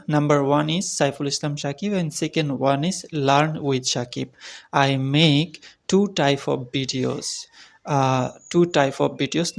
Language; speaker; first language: English; non-native, learner; Bangla